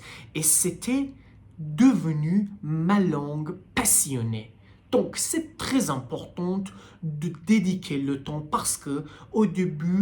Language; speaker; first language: French; non-native, learner; Persian